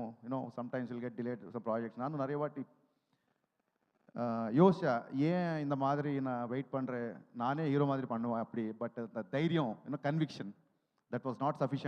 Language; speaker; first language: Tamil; non-native, learner; Telugu